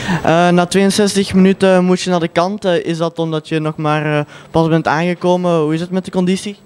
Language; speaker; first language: Dutch; native; Dutch